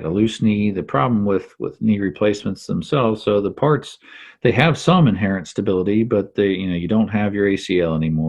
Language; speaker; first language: English; native; English